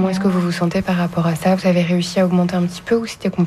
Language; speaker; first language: French; native; French